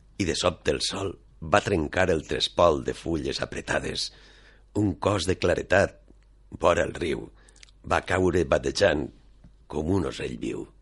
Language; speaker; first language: Catalan; non-native, local second language; Spanish